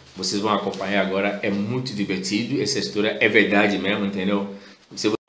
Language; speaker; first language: Portuguese; non-native, fluent; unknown